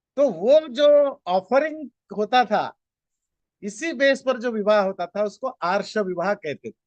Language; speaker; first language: Hindi; native; Hindi